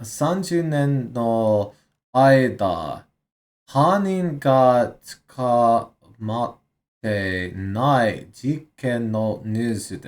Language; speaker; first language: Japanese; non-native, learner; English